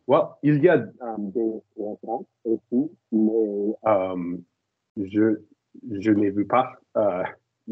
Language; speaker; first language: French; non-native, learner; English